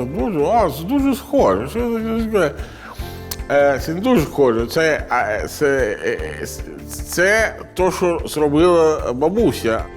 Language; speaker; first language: Ukrainian; non-native, learner; Italian